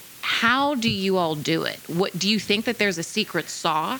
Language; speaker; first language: English; native; English